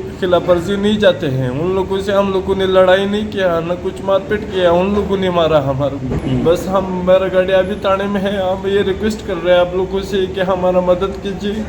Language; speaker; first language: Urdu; non-native, fluent; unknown